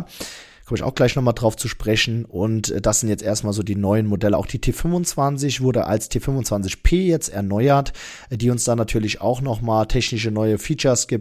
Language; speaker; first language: German; native; German